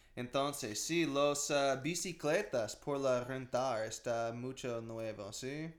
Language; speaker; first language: Spanish; non-native, learner; English